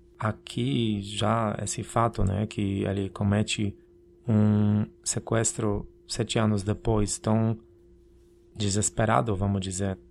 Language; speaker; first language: Portuguese; non-native, fluent; Polish